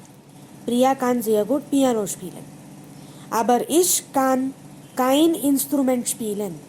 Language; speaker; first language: German; non-native, fluent; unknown